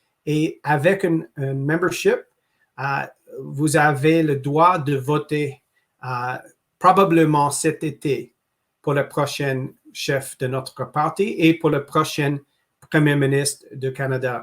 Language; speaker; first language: French; non-native, local second language; English